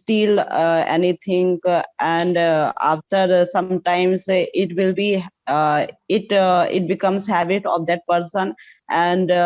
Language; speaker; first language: English; non-native, learner; Hindi